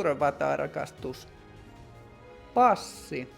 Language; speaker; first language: Finnish; native; Finnish